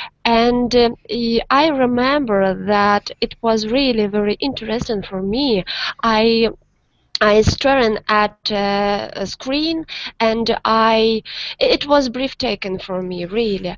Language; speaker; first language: English; non-native, learner; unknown